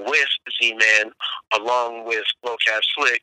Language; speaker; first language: English; native; English